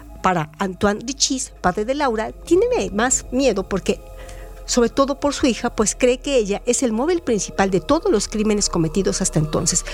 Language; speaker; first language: Spanish; native; Spanish